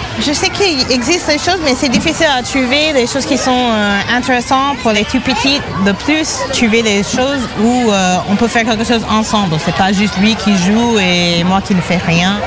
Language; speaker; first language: French; non-native, fluent; English